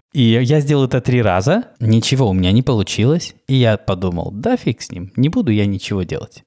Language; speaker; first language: Russian; native; Russian